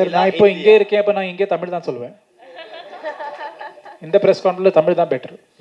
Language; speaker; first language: Tamil; non-native, learner; Malayalam